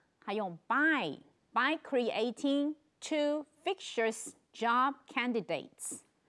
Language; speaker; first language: English; non-native, fluent; Chinese